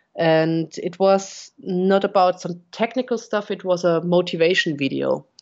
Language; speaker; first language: English; non-native, fluent; German